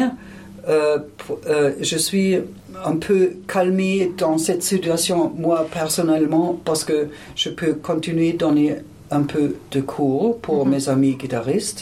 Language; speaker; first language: French; non-native, fluent; German